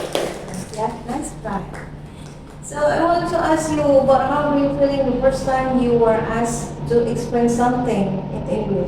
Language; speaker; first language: English; non-native, fluent; Indonesian